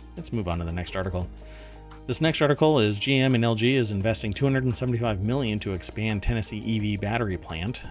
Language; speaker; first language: English; non-native, fluent; German